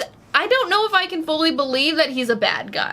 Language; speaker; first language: English; native; English